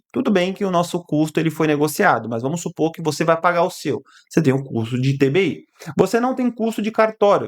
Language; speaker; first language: Portuguese; native; Portuguese